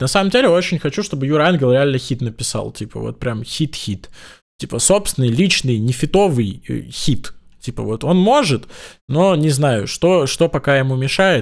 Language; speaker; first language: Russian; native; Russian